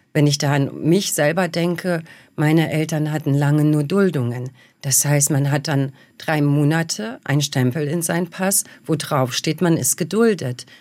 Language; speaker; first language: German; early bilingual, other home language; Bosnian